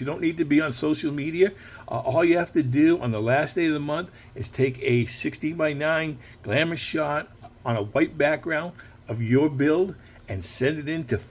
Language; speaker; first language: English; native; English